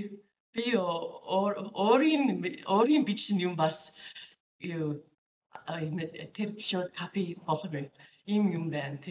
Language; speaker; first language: Mongolian; non-native, fluent; English